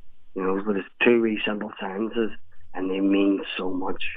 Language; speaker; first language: English; native; English